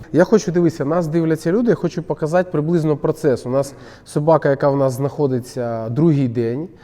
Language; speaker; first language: Ukrainian; non-native, local second language; Russian